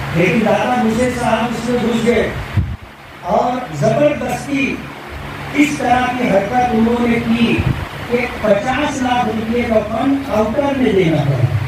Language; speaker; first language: Urdu; native; Urdu